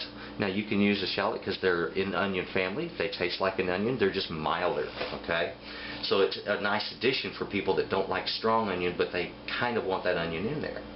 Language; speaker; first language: English; native; English